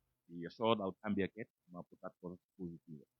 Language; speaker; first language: Catalan; non-native, fluent; Wolof